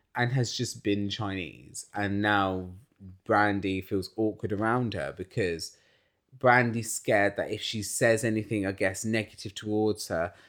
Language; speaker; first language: English; native; English